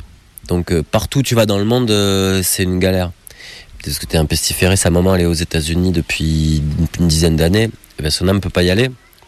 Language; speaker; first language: French; native; French